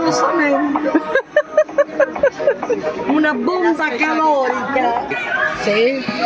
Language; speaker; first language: Italian; native; Italian